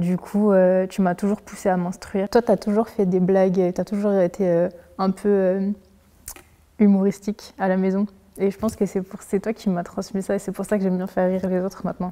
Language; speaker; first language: French; early bilingual, other home language; Arabic